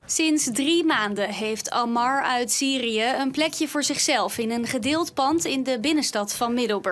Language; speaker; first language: Dutch; native; Dutch